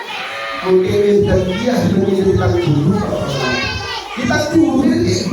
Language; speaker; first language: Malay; non-native, local second language; Javanese